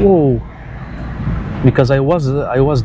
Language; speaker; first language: English; non-native, local second language; Arabic